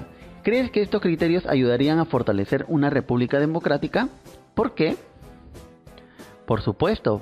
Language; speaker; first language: Spanish; native; Spanish